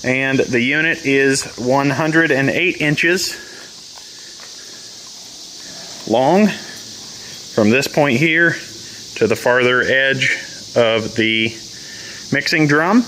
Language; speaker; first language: English; native; English